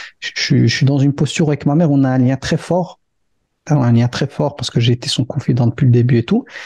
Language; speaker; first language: French; early bilingual, other home language; Arabic